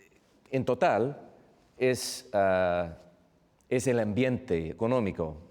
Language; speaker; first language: Spanish; non-native, fluent; English